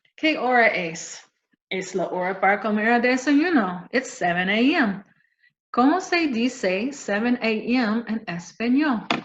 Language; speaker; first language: Spanish; non-native, fluent; English